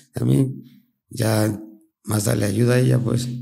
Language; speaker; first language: Spanish; native; Spanish